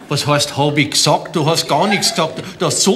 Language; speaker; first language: German; native; German